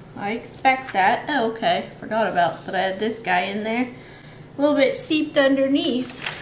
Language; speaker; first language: English; native; English